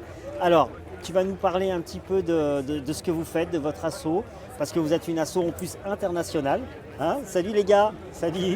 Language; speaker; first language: French; native; French